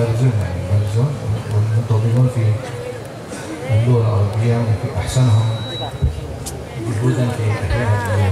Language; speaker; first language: Arabic; non-native, fluent; Indonesian